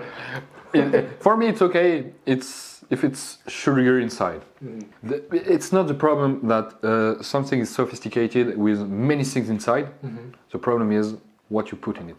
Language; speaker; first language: English; non-native, learner; French